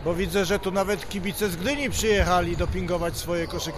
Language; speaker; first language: Polish; native; Polish